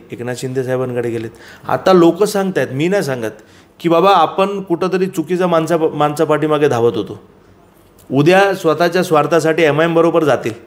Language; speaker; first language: Marathi; non-native, local second language; Gujarati